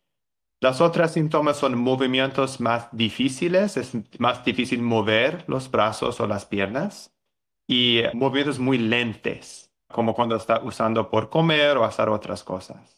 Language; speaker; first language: Spanish; non-native, fluent; English